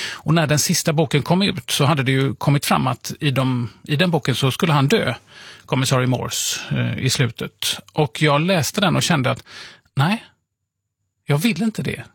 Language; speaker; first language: Swedish; native; Swedish